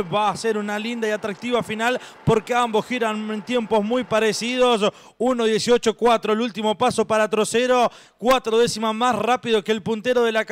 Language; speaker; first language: Spanish; native; Spanish